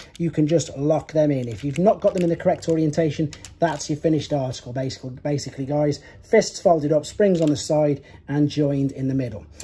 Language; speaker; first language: English; native; English